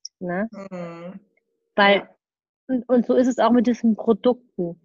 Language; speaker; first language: German; native; German